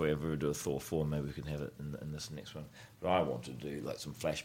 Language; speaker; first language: English; native; English